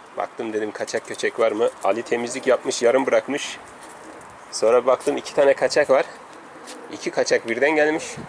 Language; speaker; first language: Turkish; native; Turkish